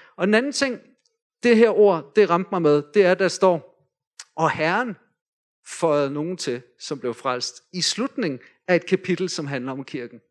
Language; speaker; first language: Danish; native; Danish